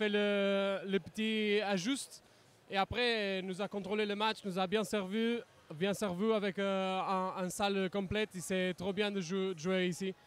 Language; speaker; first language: French; non-native, learner; Portuguese